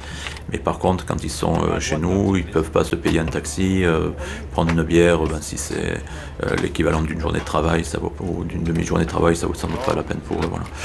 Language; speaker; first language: French; native; French